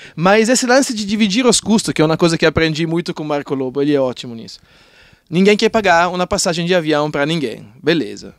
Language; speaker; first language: Portuguese; non-native, fluent; Italian